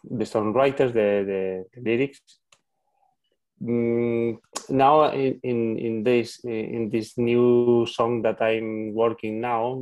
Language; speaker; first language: English; non-native, learner; Spanish